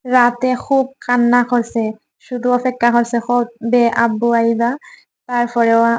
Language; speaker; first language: Bangla; non-native, local second language; Sylheti